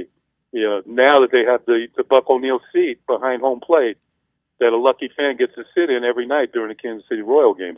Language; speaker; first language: English; native; English